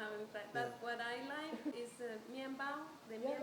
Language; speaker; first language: English; non-native, fluent; Spanish